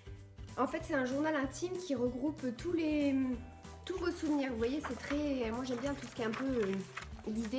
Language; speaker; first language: French; native; French